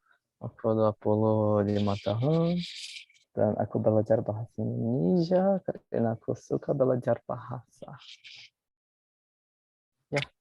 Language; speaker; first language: Indonesian; non-native, learner; Portuguese